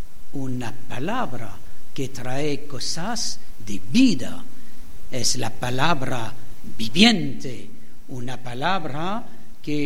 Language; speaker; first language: Spanish; non-native, learner; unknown